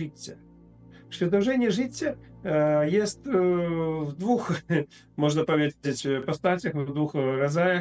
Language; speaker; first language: Polish; non-native, fluent; Russian